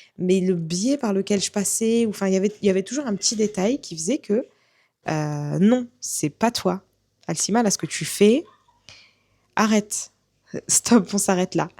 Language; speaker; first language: French; native; French